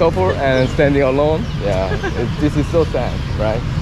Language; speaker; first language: English; non-native, learner; Korean